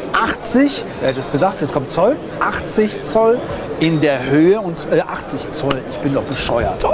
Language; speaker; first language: German; native; German